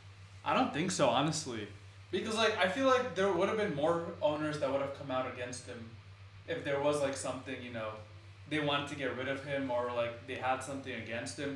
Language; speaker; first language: English; native; English